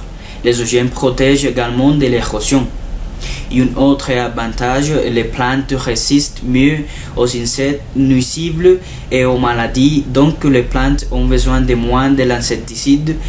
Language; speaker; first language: French; non-native, learner; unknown